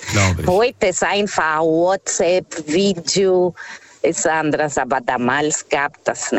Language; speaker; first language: German; non-native, fluent; Portuguese